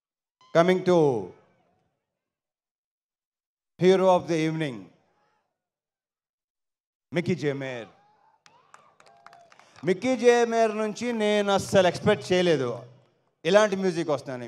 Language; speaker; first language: Telugu; native; Telugu